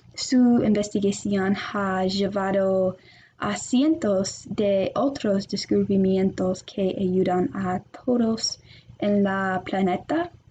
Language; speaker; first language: Spanish; non-native, learner; English